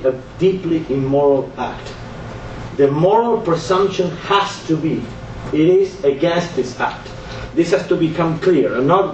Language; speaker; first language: English; non-native, fluent; Spanish